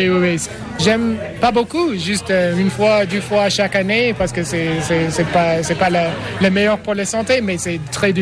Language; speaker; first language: French; non-native, learner; English